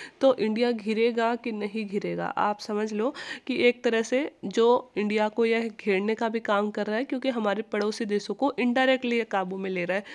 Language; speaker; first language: Hindi; native; Hindi